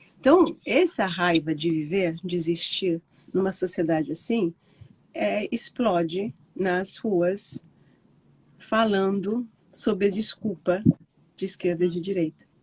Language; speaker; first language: Portuguese; non-native, fluent; Italian